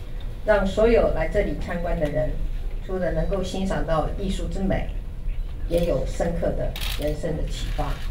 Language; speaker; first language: Chinese; native; Chinese